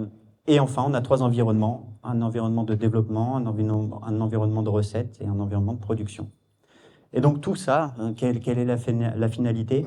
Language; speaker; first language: French; native; French